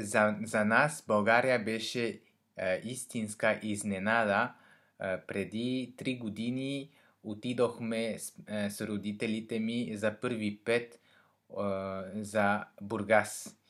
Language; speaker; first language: Bulgarian; non-native, learner; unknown